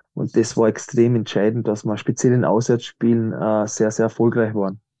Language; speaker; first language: German; native; German